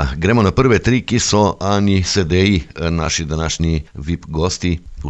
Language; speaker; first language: Slovenian; native; Slovenian